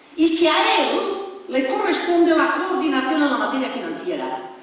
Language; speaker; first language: Spanish; non-native, local second language; Catalan